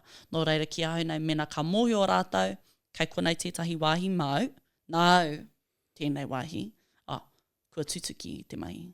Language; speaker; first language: Māori; non-native, local second language; English